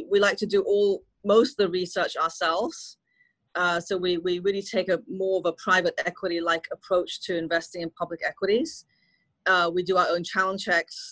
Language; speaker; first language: English; non-native, local second language; Cantonese